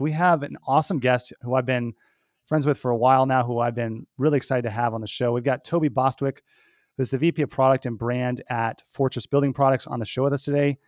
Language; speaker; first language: English; native; English